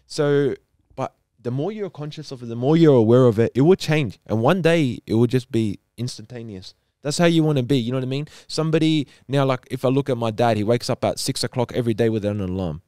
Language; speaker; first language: English; native; English